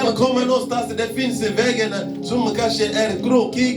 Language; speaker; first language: Swedish; non-native, fluent; Lingala